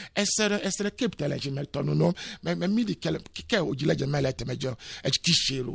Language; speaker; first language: Hungarian; non-native, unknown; Yoruba